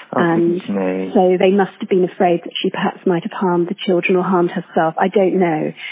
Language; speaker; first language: English; native; English